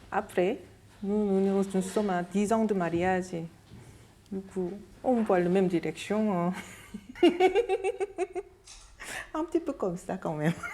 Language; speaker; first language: French; non-native, learner; Korean